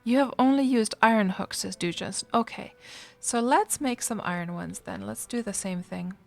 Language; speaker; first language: English; non-native, fluent; Finnish